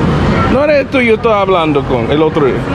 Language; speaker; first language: Spanish; non-native, learner; English